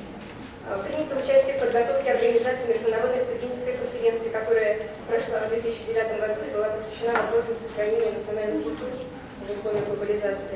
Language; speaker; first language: Russian; native; Russian